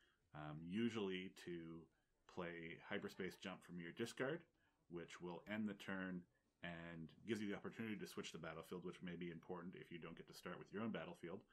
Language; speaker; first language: English; native; English